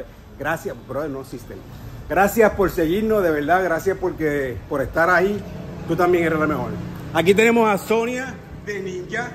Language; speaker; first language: Spanish; native; Spanish